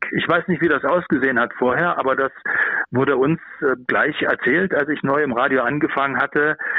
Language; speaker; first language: German; native; German